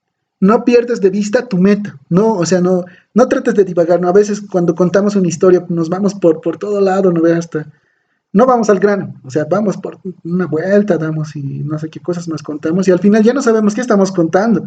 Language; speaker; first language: Spanish; native; Spanish